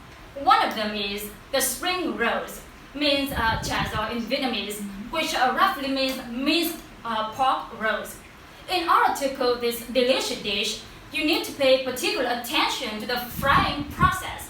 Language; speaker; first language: English; non-native, learner; Vietnamese